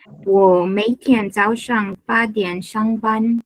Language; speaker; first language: Chinese; non-native, learner; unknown